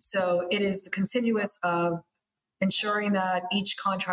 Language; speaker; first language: English; early bilingual, other home language; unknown